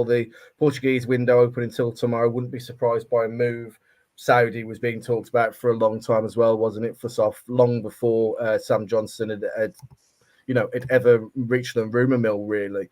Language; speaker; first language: English; native; English